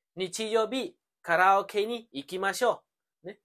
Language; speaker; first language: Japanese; non-native, fluent; Khmer